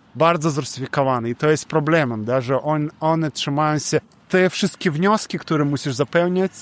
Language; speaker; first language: Polish; non-native, fluent; Belarusian